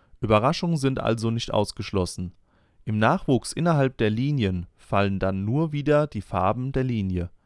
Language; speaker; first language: German; native; German